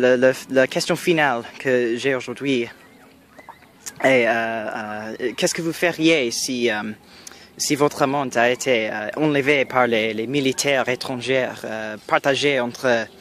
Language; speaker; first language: French; non-native, learner; English